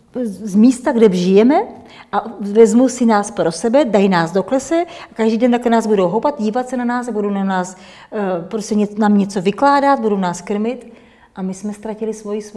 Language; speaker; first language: Czech; native; Czech